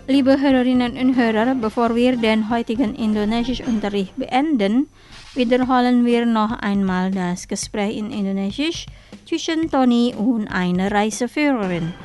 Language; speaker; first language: German; non-native, fluent; Indonesian